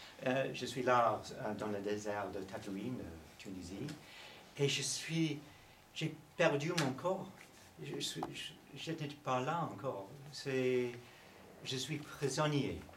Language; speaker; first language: French; non-native, learner; English